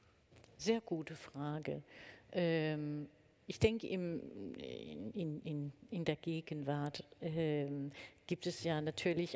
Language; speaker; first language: German; non-native, fluent; Danish